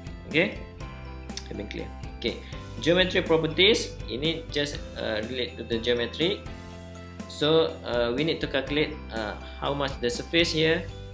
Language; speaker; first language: English; non-native, local second language; Malay